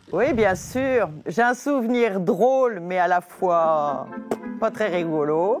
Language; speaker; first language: French; native; French